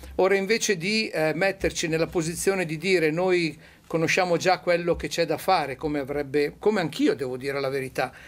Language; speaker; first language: Italian; native; Italian